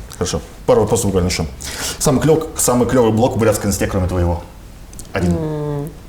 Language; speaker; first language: Russian; native; Russian